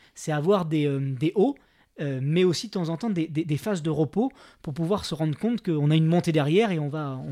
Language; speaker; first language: French; native; French